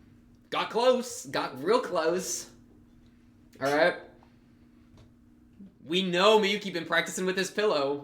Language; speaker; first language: English; native; English